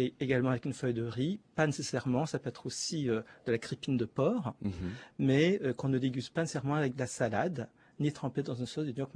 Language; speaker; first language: French; native; French